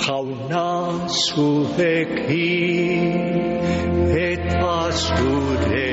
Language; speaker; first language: Basque; native; Basque